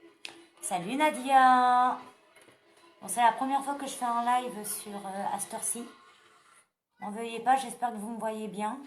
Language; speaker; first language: French; native; French